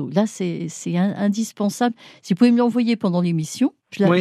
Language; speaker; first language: French; native; French